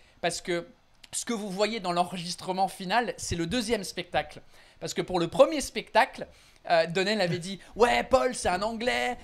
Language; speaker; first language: French; non-native, fluent; English